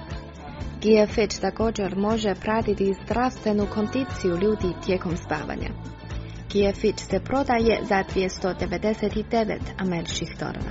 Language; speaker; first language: Croatian; non-native, fluent; Chinese